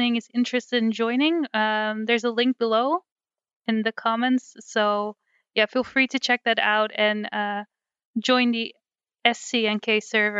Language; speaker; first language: English; non-native, fluent; Dutch